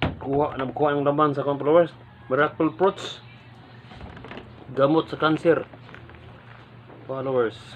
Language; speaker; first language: Filipino; non-native, local second language; Cebuano